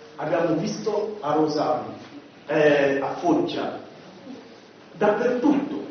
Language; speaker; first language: Italian; non-native, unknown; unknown